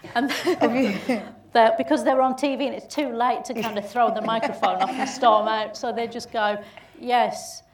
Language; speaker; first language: English; native; English